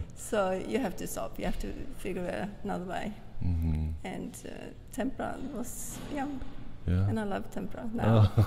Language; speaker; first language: English; non-native, fluent; Norwegian